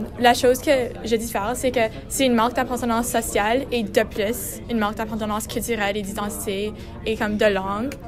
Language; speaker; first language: French; non-native, local second language; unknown